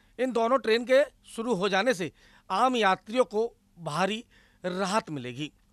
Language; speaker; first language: Hindi; native; Hindi